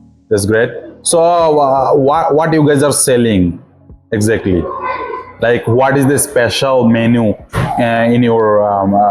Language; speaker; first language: English; non-native, local second language; Bangla